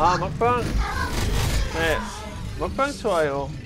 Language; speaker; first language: Korean; non-native, learner; German